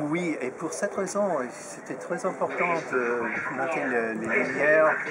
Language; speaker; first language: French; non-native, fluent; English